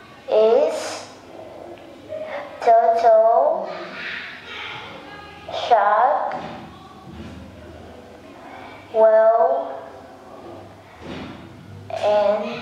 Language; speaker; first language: English; non-native, learner; Vietnamese